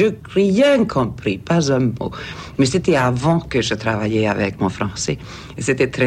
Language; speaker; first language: French; non-native, fluent; Swedish